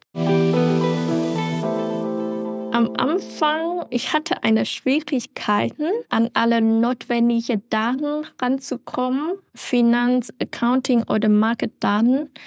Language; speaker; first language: German; non-native, fluent; Chinese